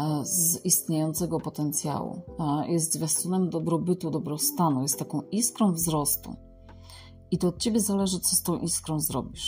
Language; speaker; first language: Polish; native; Polish